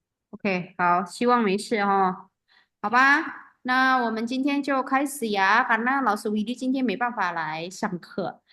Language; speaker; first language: Chinese; non-native, fluent; Indonesian